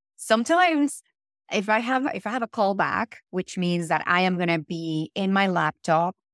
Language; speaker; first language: English; non-native, fluent; Spanish